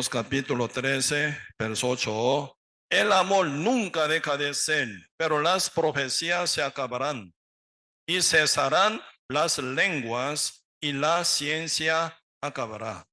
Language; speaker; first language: Spanish; non-native, learner; Korean